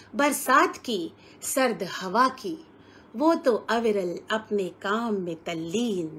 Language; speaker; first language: Hindi; native; Hindi